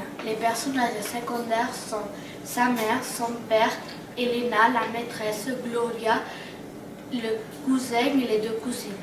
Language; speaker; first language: French; non-native, learner; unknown